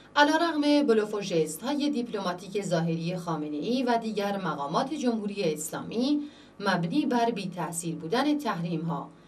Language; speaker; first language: Persian; non-native, local second language; Central Kurdish